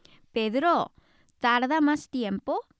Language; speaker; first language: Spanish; non-native, fluent; Korean